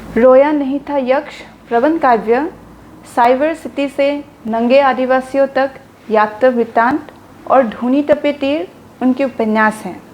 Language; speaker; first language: Hindi; non-native, local second language; Assamese